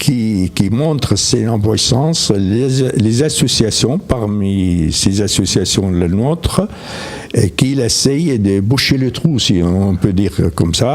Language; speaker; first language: French; non-native, fluent; Arabic